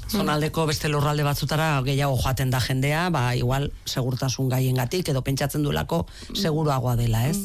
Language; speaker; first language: Basque; native; Basque